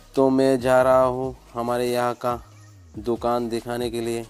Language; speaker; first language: Hindi; non-native, local second language; Bangla